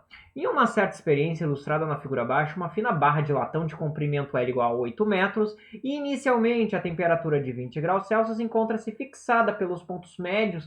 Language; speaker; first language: Portuguese; native; Portuguese